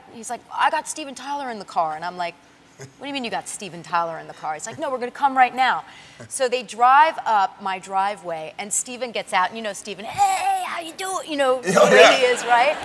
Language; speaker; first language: English; native; English